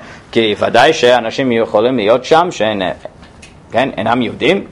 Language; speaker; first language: Hebrew; non-native, fluent; English